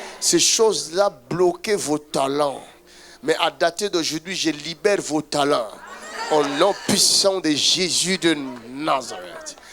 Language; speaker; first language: French; non-native, local second language; Lingala